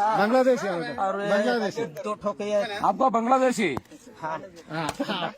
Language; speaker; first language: Hindi; non-native, local second language; Malayalam